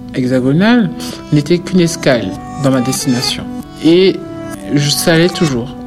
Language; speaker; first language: French; native; French